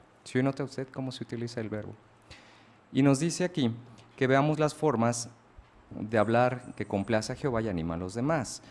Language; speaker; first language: Spanish; native; Spanish